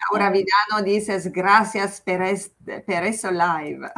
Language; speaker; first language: Spanish; non-native, fluent; Italian